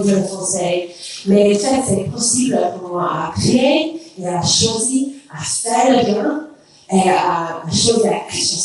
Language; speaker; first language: French; non-native, learner; English